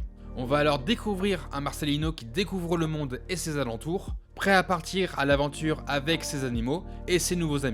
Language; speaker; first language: French; native; French